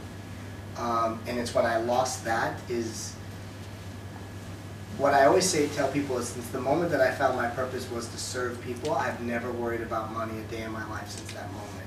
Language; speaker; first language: English; native; English